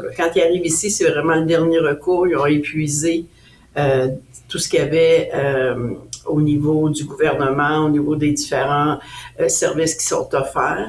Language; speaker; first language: French; native; French